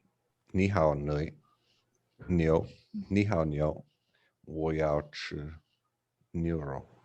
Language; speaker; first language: Chinese; non-native, learner; English